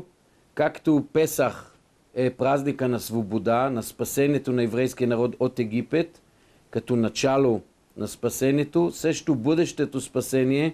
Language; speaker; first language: Bulgarian; non-native, fluent; Hebrew